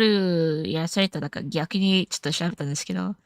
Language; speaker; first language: Japanese; non-native, learner; English